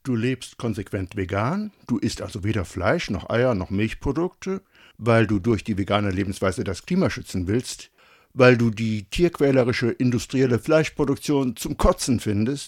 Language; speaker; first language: German; native; German